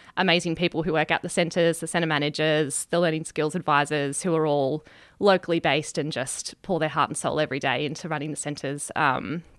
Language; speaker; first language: English; native; English